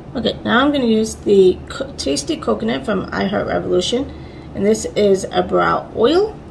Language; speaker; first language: English; native; English